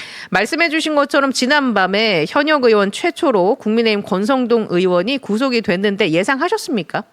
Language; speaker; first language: Korean; native; Korean